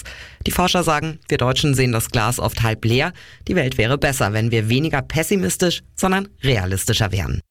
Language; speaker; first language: German; native; German